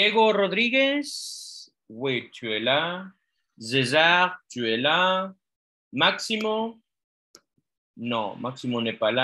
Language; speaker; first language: French; non-native, fluent; Spanish